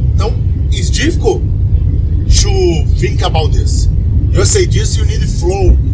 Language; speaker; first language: English; non-native, learner; Portuguese